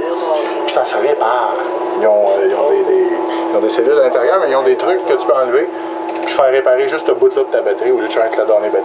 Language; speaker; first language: French; native; French